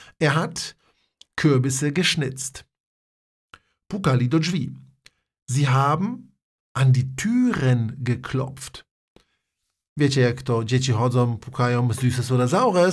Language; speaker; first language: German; non-native, fluent; Polish